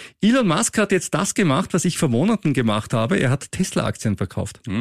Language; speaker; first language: German; native; German